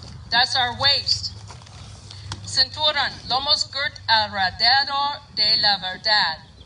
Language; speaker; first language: Spanish; non-native, learner; English